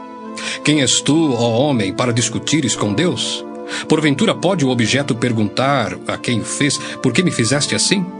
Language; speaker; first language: Portuguese; native; Portuguese